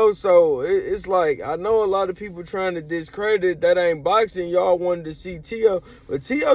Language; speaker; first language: English; native; English